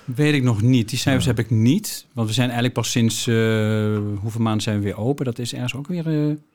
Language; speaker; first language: Dutch; native; Dutch